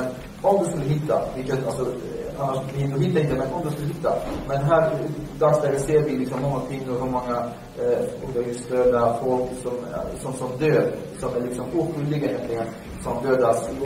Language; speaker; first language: Swedish; early bilingual, other home language; Arabic